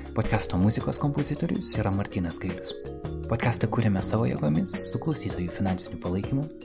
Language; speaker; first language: Lithuanian; native; Lithuanian